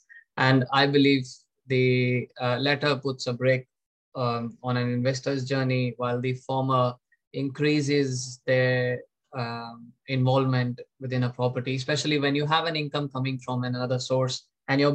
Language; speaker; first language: English; non-native, local second language; Hindi